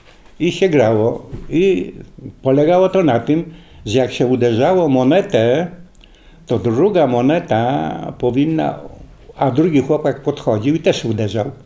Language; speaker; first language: Polish; native; Polish